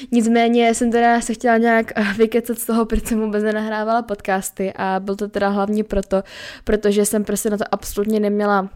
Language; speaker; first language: Czech; native; Czech